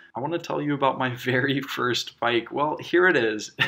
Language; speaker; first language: English; native; English